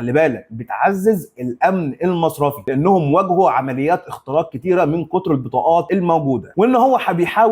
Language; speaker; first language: Arabic; native; Arabic